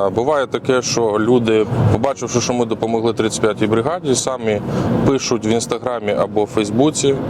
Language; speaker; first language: Ukrainian; early bilingual, other home language; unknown